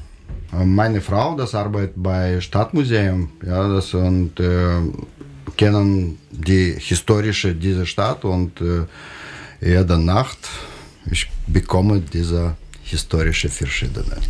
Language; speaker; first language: German; non-native, learner; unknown